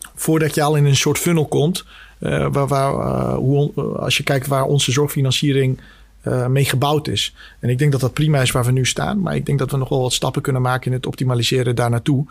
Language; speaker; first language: Dutch; early bilingual, other home language; Albanian